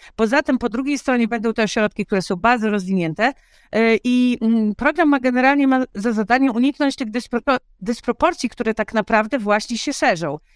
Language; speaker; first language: Polish; native; Polish